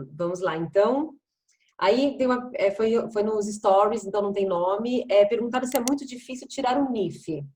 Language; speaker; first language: Portuguese; native; Portuguese